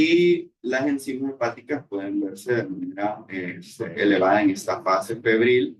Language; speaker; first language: Spanish; native; Spanish